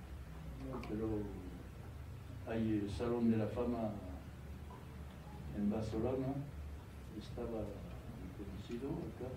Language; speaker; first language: Spanish; non-native, fluent; French